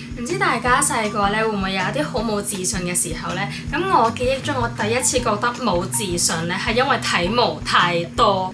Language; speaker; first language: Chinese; non-native, local second language; Cantonese